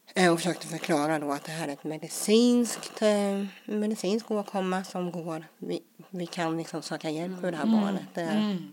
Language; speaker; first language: Swedish; early bilingual, other home language; English